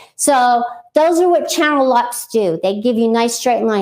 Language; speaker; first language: English; native; English